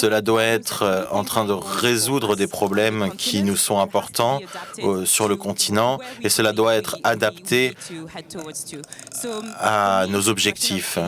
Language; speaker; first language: French; native; French